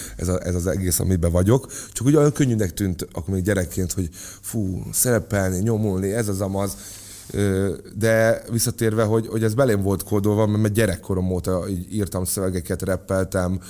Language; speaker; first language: Hungarian; native; Hungarian